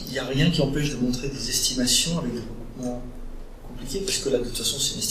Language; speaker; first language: French; native; French